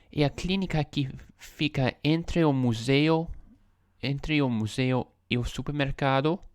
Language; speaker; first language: Portuguese; non-native, learner; English